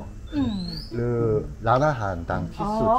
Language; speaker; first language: Thai; non-native, learner; Korean